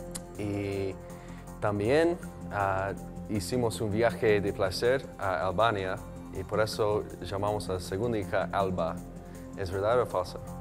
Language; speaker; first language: Spanish; non-native, fluent; English